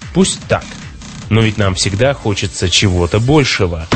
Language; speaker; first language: Russian; native; Russian